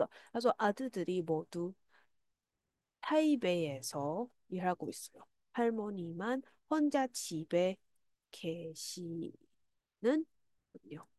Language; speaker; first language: Korean; non-native, fluent; Chinese